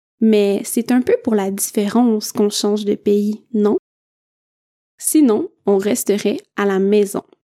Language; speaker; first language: French; native; French